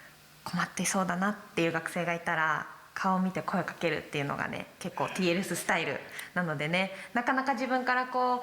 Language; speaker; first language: Japanese; native; Japanese